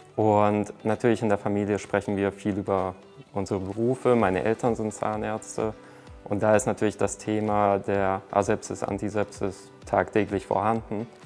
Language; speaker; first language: German; early bilingual, other home language; Hungarian